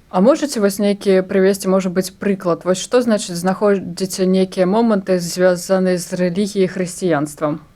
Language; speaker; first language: Belarusian; non-native, local second language; Russian